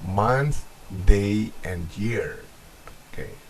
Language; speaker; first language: English; non-native, local second language; Filipino